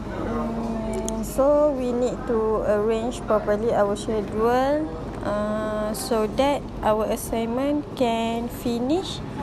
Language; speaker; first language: English; non-native, learner; Malay